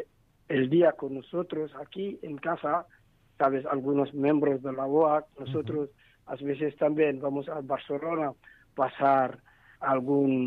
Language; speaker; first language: Spanish; non-native, learner; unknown